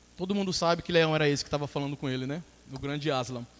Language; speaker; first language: Portuguese; native; Portuguese